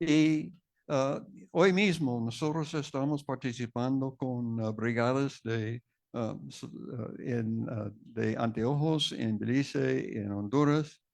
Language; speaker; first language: Spanish; non-native, fluent; English